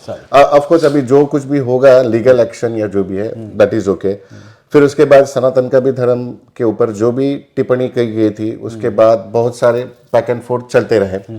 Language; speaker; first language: Hindi; native; Hindi